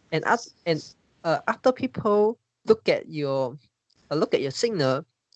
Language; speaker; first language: English; non-native, learner; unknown